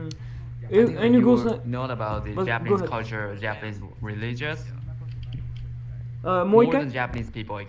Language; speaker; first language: English; non-native, learner; Japanese